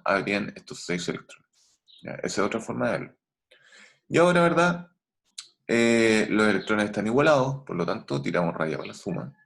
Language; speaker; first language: Spanish; native; Spanish